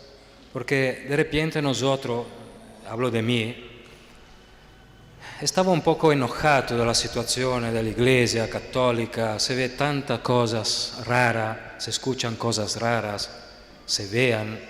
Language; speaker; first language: Spanish; non-native, fluent; Italian